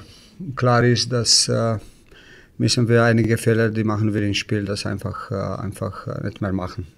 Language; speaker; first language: German; non-native, fluent; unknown